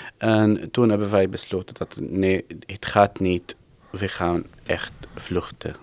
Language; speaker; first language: Dutch; non-native, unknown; Arabic